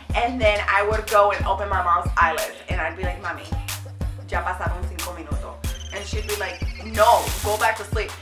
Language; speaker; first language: English; native; English